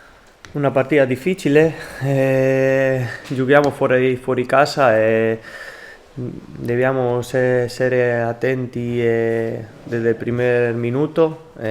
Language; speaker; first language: Italian; non-native, learner; Spanish